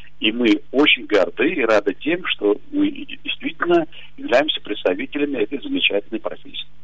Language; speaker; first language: Russian; native; Russian